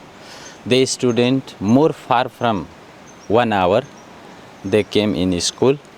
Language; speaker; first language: English; non-native, learner; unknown